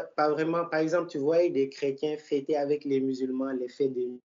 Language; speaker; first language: French; non-native, local second language; Wolof